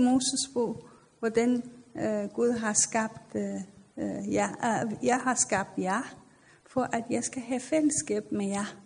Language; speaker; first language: Danish; non-native, fluent; Persian